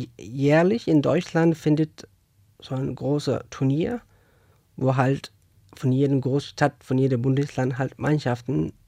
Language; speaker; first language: German; non-native, fluent; Persian